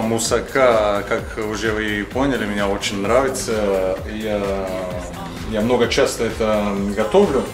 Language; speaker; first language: Russian; non-native, learner; Bulgarian